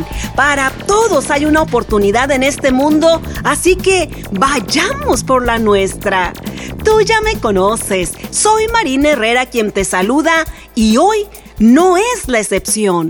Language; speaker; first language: Spanish; native; Spanish